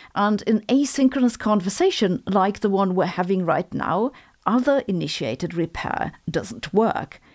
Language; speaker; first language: English; non-native, fluent; German